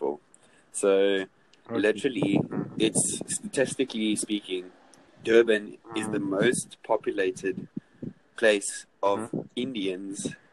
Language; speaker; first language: English; non-native, local second language; Afrikaans